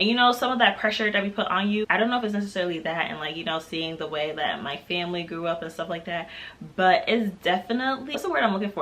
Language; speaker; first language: English; native; English